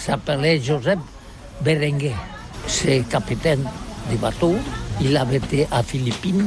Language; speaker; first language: French; non-native, learner; Catalan